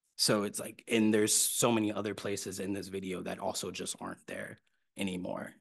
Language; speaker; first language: English; native; English